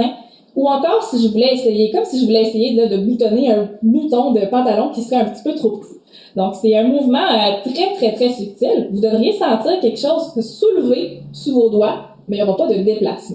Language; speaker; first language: French; native; French